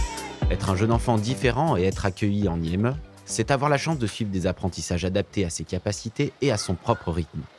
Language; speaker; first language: French; native; French